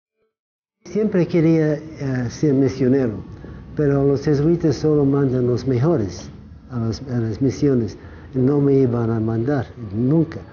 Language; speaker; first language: Spanish; non-native, fluent; English